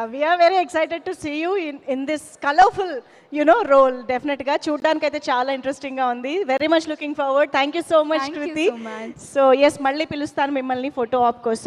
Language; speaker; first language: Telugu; native; Telugu